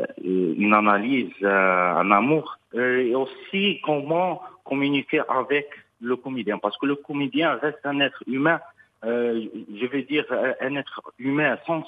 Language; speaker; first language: French; non-native, local second language; Arabic